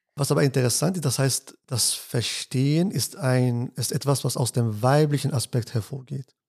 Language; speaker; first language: German; non-native, fluent; Arabic